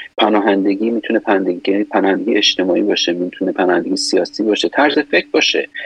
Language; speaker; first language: Persian; native; Persian